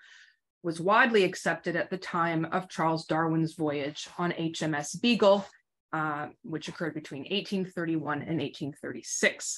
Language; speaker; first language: English; native; English